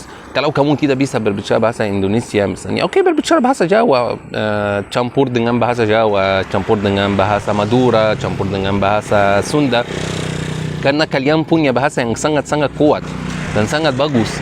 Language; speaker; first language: Indonesian; non-native, fluent; Arabic